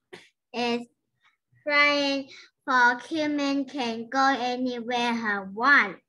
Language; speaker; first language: English; non-native, learner; Vietnamese